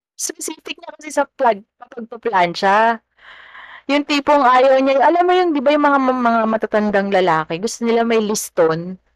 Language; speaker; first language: Filipino; native; Filipino